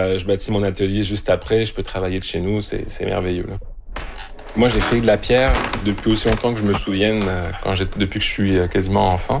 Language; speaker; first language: French; native; French